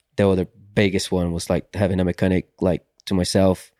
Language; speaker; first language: English; non-native, fluent; Portuguese